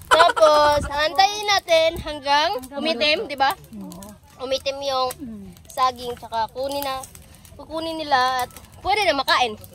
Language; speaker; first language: Filipino; non-native, local second language; Cebuano